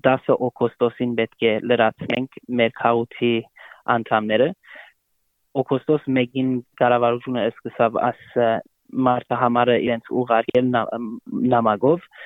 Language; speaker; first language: Armenian; early bilingual, heritage; Armenian